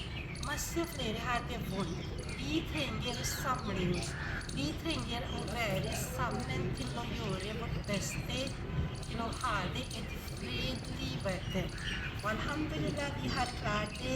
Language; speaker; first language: Norwegian; non-native, fluent; Urdu